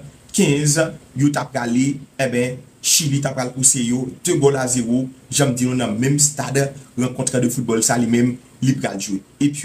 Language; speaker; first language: French; non-native, local second language; Haitian Creole